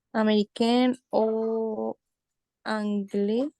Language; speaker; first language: French; non-native, learner; Spanish